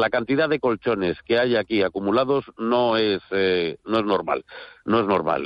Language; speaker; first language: Spanish; native; Spanish